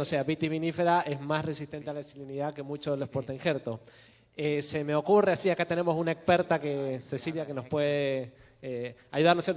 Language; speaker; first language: Spanish; native; Spanish